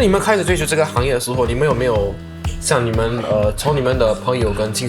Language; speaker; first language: Chinese; non-native, local second language; English